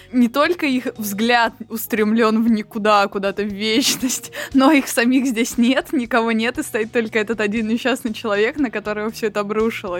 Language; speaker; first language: Russian; native; Russian